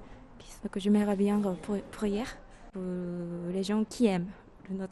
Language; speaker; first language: French; non-native, fluent; Japanese